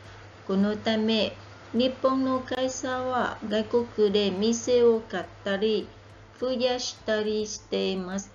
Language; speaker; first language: Japanese; non-native, learner; Vietnamese